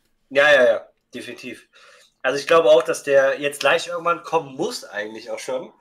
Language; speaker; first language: German; native; German